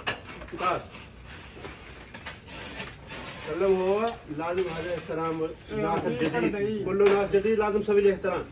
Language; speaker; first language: Arabic; non-native, learner; Urdu